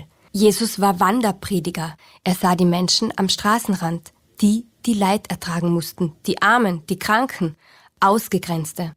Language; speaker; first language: German; native; German